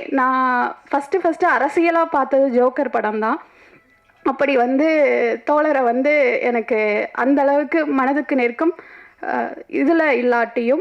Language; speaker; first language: Tamil; native; Tamil